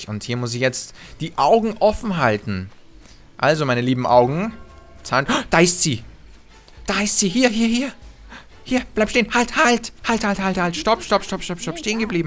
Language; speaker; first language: German; native; German